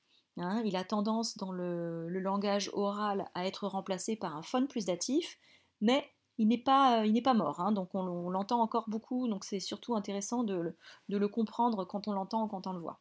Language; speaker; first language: French; native; French